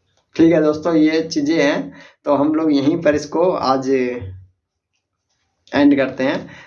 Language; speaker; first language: Hindi; native; Hindi